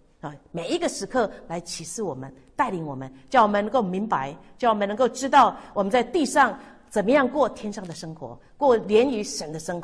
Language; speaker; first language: Chinese; native; Chinese